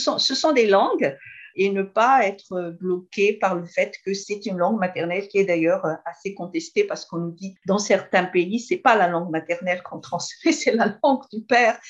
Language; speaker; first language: French; non-native, local second language; Malagasy